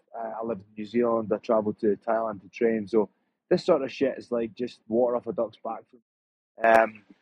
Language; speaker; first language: English; native; English